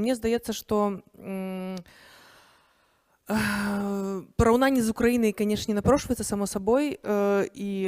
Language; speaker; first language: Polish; non-native, learner; Belarusian